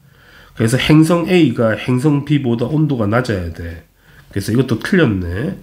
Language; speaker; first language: Korean; native; Korean